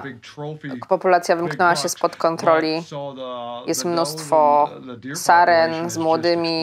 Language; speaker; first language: Polish; native; Polish